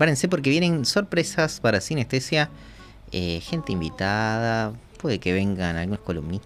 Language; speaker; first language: Spanish; native; Spanish